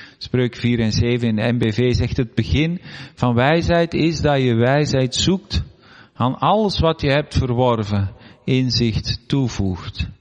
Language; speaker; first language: Dutch; native; Dutch